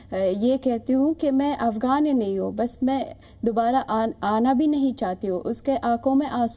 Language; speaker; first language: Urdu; non-native, fluent; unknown